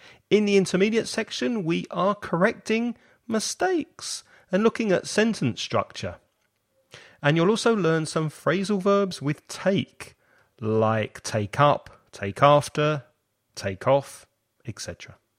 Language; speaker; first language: English; native; English